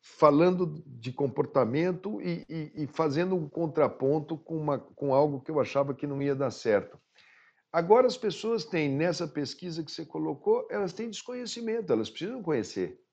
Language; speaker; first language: Portuguese; native; Portuguese